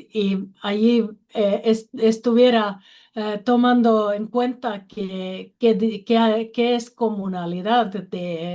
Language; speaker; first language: Spanish; non-native, learner; Finnish